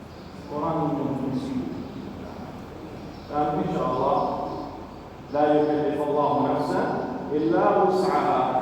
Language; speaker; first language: Indonesian; non-native, learner; Arabic